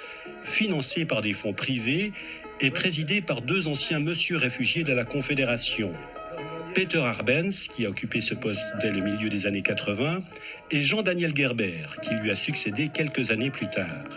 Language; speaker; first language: French; native; French